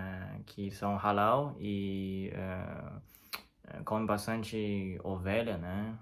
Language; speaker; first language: Portuguese; non-native, learner; Chinese